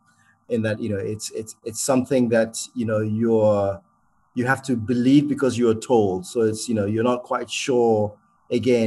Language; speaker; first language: English; non-native, local second language; Yoruba